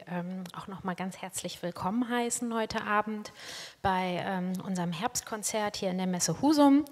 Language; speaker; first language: German; native; German